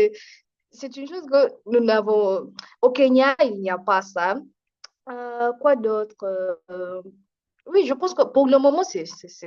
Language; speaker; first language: French; non-native, fluent; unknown